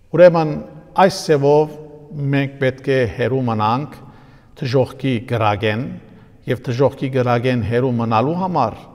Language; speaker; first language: Armenian; native; Armenian